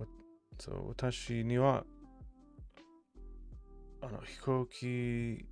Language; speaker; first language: Japanese; non-native, learner; English